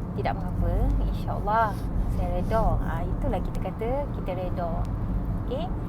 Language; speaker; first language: Malay; native; Malay